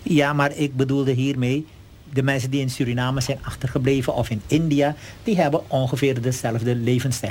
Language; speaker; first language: Dutch; native; Dutch